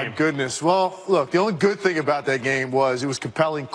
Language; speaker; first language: English; native; English